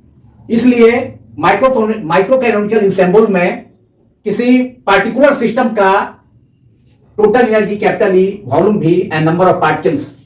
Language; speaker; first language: Hindi; native; Hindi